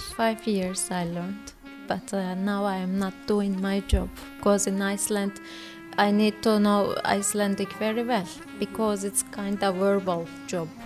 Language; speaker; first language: English; non-native, learner; Turkish